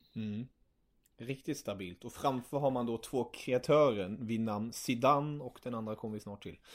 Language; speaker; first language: Swedish; early bilingual, other home language; German